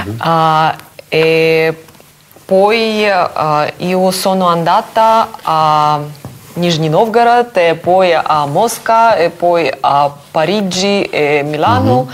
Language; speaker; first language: Italian; non-native, learner; Russian